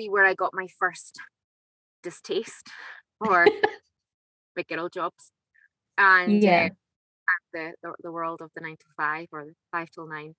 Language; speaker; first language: English; native; English